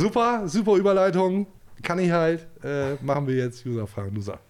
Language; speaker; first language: German; native; German